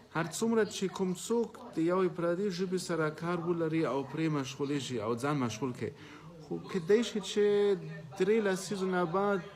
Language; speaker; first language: Pashto; non-native, fluent; German